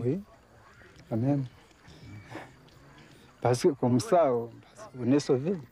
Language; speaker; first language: French; non-native, local second language; Kinyarwanda